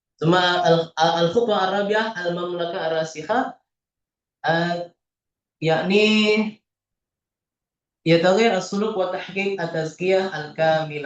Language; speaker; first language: Arabic; non-native, fluent; Indonesian